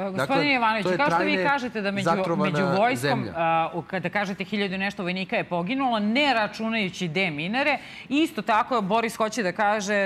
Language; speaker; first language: Serbian; native; Serbian